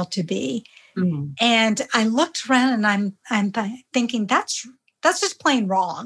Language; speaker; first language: English; early bilingual, other home language; Hindi